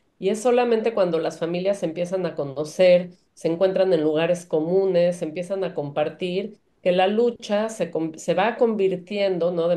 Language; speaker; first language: Spanish; native; Spanish